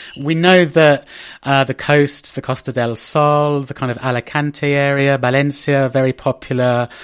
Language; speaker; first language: English; native; English